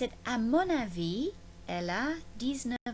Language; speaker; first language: French; non-native, fluent; English